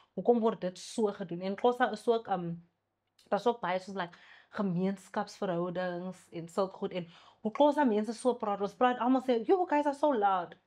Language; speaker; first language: Afrikaans; non-native, local second language; Xhosa